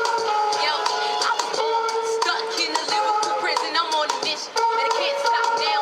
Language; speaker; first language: English; native; English